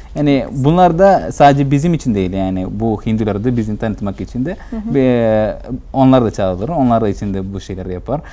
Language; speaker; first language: Turkish; non-native, fluent; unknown